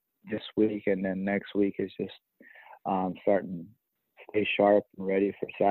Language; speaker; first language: English; native; English